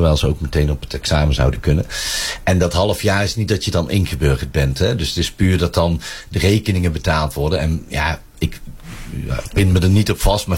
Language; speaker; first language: Dutch; native; Dutch